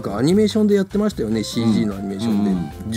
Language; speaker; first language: Japanese; native; Japanese